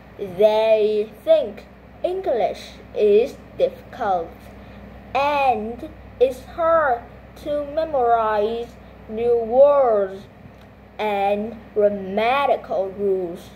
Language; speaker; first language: English; non-native, learner; Vietnamese